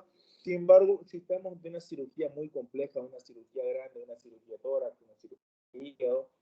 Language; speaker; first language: Spanish; native; Spanish